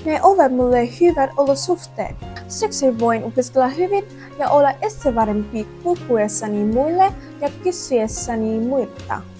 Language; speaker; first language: Finnish; non-native, learner; Vietnamese